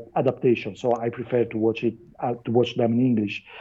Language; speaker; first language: English; non-native, fluent; Italian